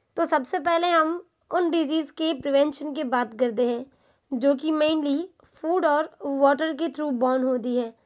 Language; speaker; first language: Hindi; non-native, local second language; Gujarati